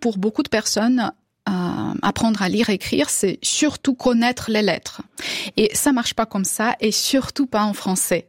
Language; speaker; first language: French; non-native, fluent; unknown